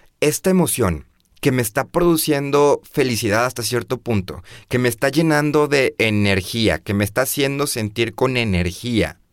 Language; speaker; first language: Spanish; native; Spanish